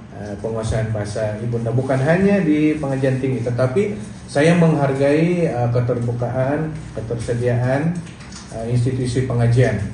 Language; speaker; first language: Malay; non-native, local second language; Central Dusun